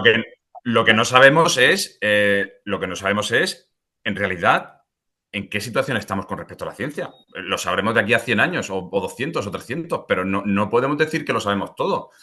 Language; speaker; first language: Spanish; native; Spanish